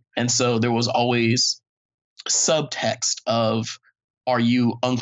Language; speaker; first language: English; native; English